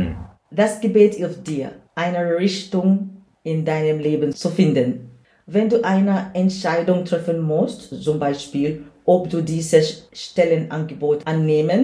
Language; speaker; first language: German; non-native, learner; English